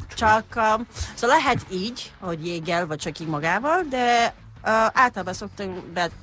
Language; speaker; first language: Hungarian; non-native, fluent; Japanese